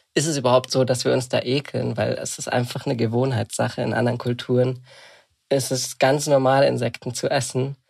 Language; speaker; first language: German; native; German